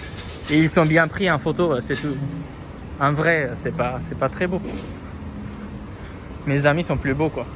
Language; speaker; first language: French; non-native, fluent; Japanese